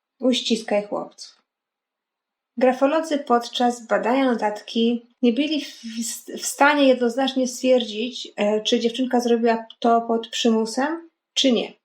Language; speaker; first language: Polish; native; Polish